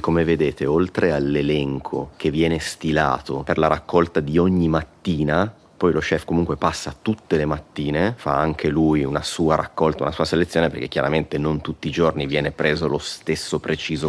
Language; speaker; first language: Italian; native; Italian